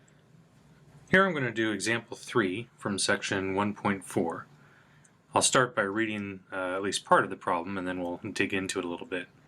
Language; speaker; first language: English; native; English